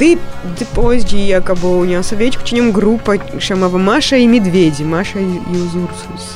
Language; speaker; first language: Portuguese; non-native, fluent; Russian